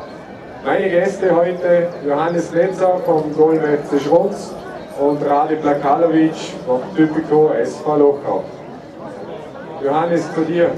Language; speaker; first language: German; native; German